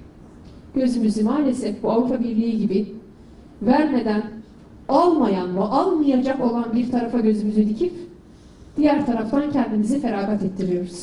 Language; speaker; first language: Turkish; native; Turkish